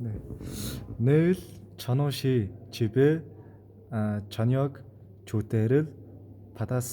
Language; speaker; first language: Korean; non-native, fluent; Mongolian